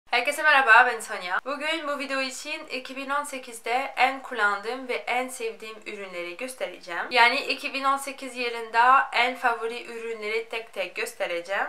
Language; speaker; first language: Turkish; non-native, fluent; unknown